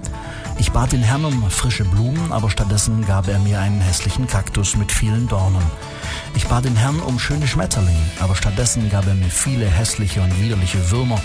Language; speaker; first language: German; native; German